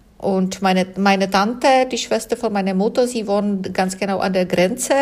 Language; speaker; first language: German; non-native, fluent; Czech